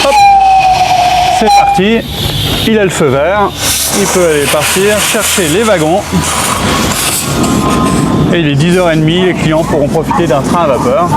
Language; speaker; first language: French; native; French